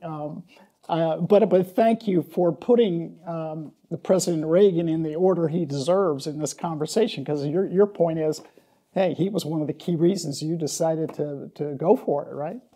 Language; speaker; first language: English; native; English